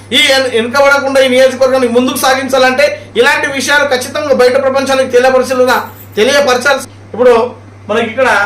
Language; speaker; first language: Telugu; non-native, local second language; Marathi